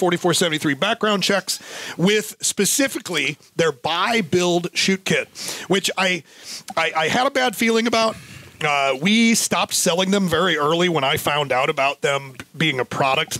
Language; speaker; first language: English; native; English